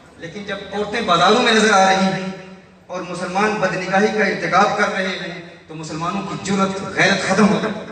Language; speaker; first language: Urdu; early bilingual, heritage; Urdu